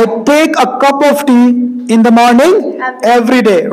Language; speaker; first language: English; non-native, local second language; Hindi